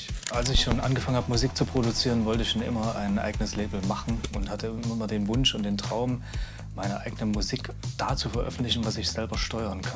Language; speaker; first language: German; native; German